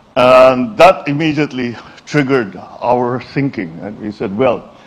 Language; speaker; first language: English; non-native, local second language; Filipino